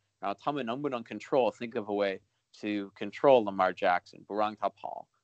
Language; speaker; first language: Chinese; early bilingual, heritage; Chinese